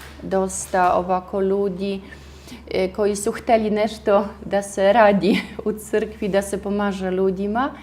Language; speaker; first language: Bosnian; non-native, fluent; Russian